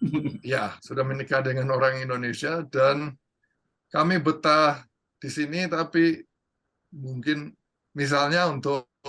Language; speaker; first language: Indonesian; non-native, fluent; English